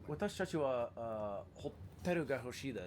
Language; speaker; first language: Japanese; non-native, learner; English